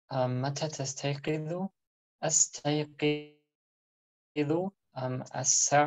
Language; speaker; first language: Arabic; non-native, learner; German